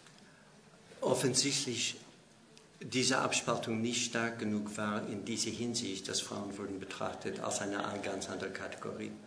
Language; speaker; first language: German; non-native, fluent; English